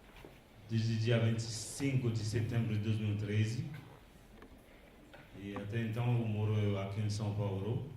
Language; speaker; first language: Portuguese; non-native, local second language; Haitian Creole